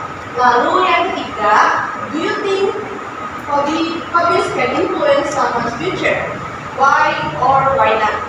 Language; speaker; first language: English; non-native, fluent; Indonesian